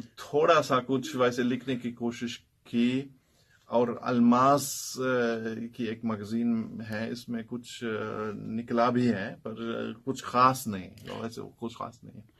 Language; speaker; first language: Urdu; non-native, fluent; German